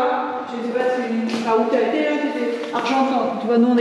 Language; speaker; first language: French; native; French